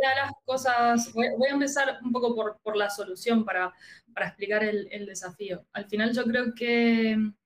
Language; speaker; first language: Spanish; native; Spanish